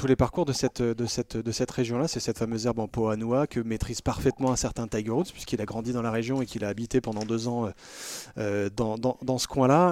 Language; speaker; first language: French; native; French